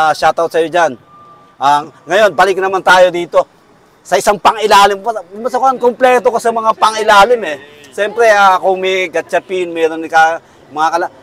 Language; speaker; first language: Filipino; native; Filipino